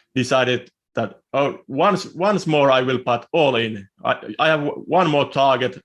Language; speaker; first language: English; non-native, fluent; Finnish